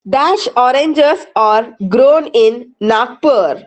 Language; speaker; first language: English; non-native, local second language; Kannada